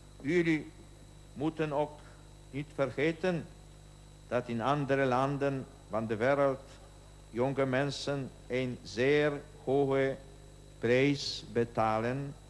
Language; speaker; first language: Dutch; non-native, learner; Polish